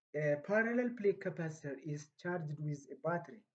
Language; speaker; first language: English; non-native, local second language; Amharic